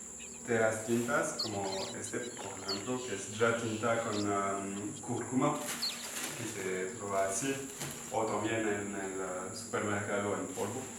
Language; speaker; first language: Spanish; non-native, learner; French